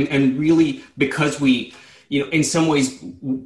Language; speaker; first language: English; native; English